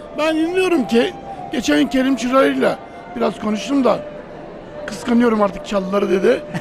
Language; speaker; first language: Turkish; native; Turkish